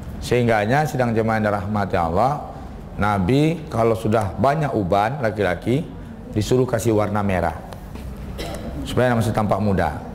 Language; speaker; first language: Malay; non-native, local second language; Minangkabau